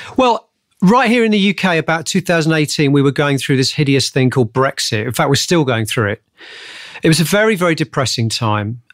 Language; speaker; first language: English; native; English